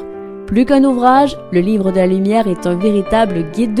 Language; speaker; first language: French; native; French